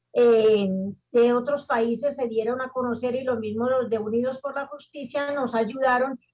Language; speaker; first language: Spanish; native; Spanish